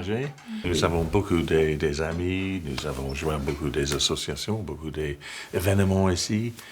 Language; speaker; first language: French; non-native, learner; English